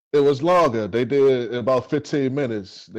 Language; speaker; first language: English; native; English